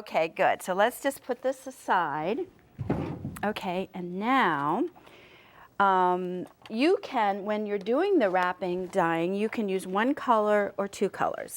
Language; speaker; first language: English; native; English